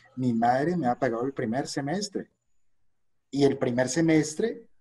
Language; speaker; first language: Spanish; native; Spanish